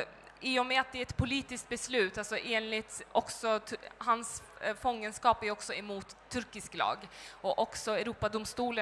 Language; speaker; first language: Swedish; early bilingual, other home language; Turkish